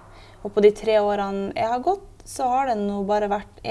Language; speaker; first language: Norwegian; native; Norwegian